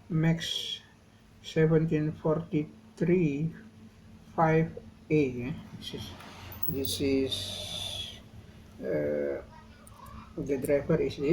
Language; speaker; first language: English; non-native, learner; Indonesian